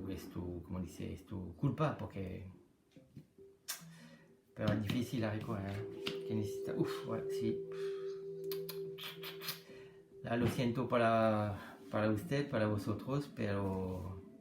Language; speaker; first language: Spanish; non-native, learner; French